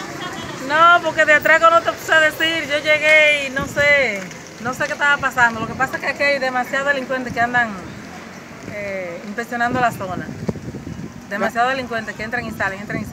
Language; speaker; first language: Spanish; native; Spanish